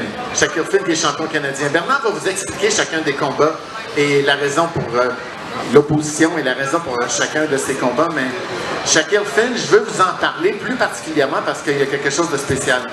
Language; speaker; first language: French; native; French